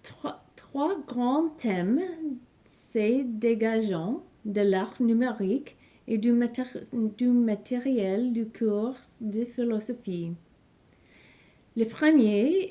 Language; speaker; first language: French; non-native, learner; English